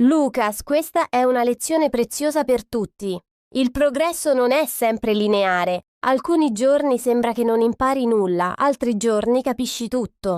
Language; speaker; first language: Italian; non-native, fluent; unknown